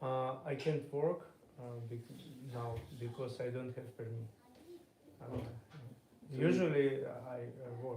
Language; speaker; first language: English; non-native, learner; Russian